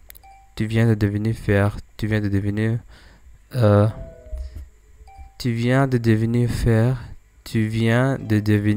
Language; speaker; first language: French; non-native, learner; English